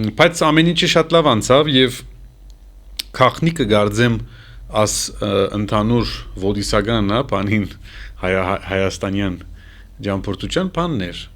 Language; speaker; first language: Armenian; early bilingual, heritage; Armenian